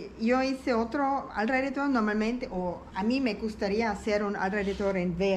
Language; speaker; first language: Spanish; non-native, learner; German